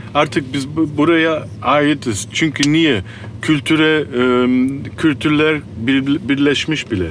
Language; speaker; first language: Turkish; early bilingual, heritage; Turkish